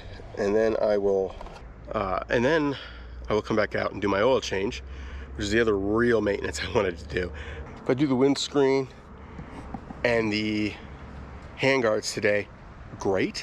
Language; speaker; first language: English; native; English